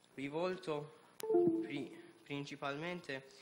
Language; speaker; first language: Italian; non-native, learner; Persian